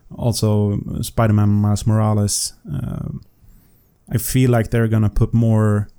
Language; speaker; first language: English; non-native, fluent; Swedish